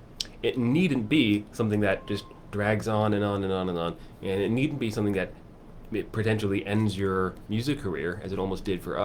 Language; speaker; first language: English; native; English